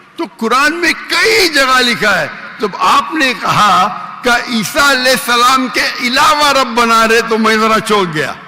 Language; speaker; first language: Urdu; non-native, local second language; Konkani